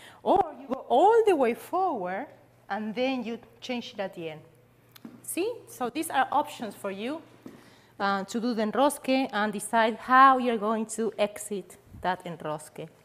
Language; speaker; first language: English; non-native, fluent; Spanish